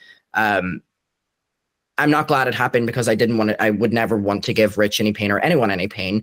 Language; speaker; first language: English; native; English